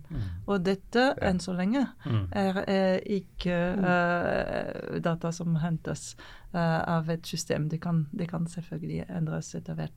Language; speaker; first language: Norwegian; non-native, fluent; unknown